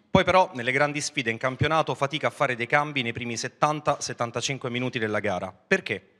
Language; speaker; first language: Italian; native; Italian